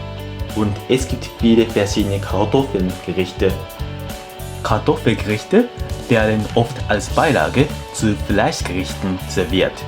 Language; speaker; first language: German; non-native, fluent; Japanese